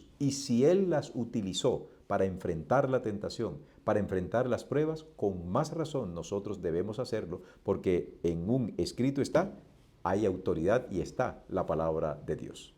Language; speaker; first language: Spanish; native; Spanish